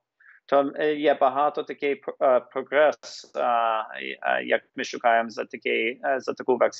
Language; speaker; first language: Ukrainian; early bilingual, heritage; English